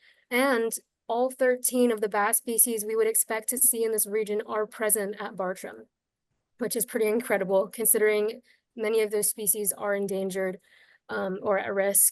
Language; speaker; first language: English; native; English